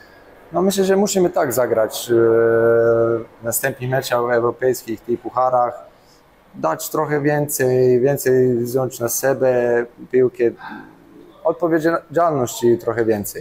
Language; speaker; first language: Polish; non-native, fluent; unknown